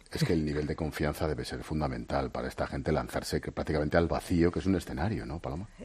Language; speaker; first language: Spanish; native; Spanish